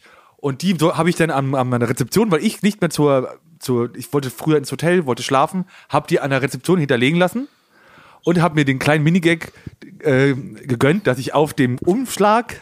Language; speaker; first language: German; native; German